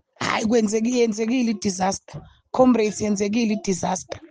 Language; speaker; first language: Zulu; native; Zulu